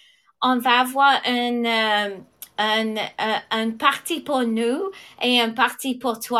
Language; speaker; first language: French; non-native, fluent; English